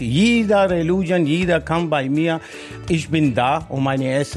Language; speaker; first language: German; non-native, learner; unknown